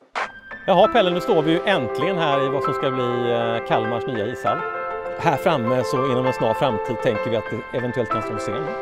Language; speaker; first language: Swedish; native; Swedish